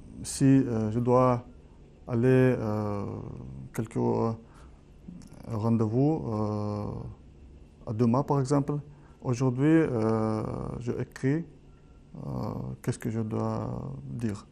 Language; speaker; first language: French; non-native, learner; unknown